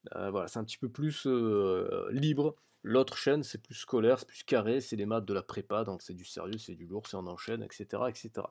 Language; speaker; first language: French; native; French